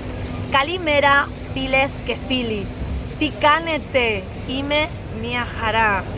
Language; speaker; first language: Greek; non-native, learner; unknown